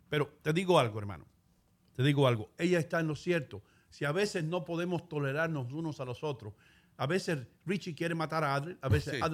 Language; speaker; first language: Spanish; native; Spanish